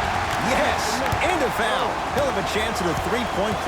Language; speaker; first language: English; native; English